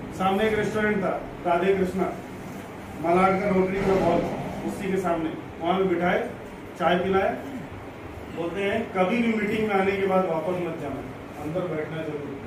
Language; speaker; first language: Hindi; native; Hindi